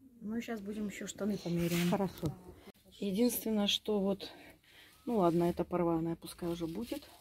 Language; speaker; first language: Russian; native; Russian